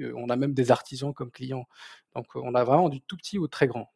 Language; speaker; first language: French; non-native, local second language; Berber languages